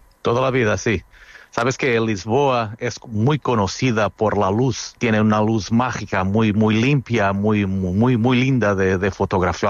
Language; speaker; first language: Spanish; non-native, fluent; Portuguese